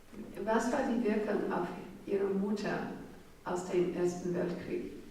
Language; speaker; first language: German; non-native, fluent; English